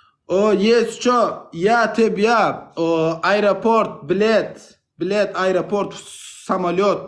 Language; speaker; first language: Russian; non-native, learner; Turkmen